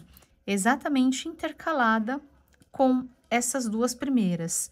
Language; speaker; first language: Portuguese; native; Portuguese